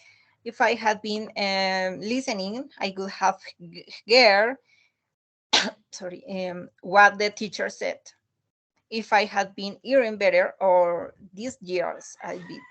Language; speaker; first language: English; non-native, learner; Spanish